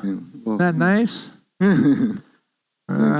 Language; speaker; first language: English; native; English